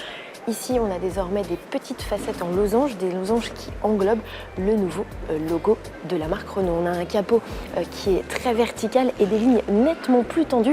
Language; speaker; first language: French; native; French